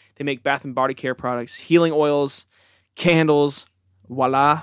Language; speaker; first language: English; native; English